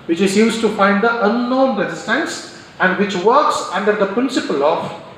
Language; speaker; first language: English; non-native, local second language; Kannada